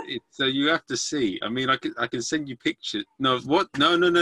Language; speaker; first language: English; native; English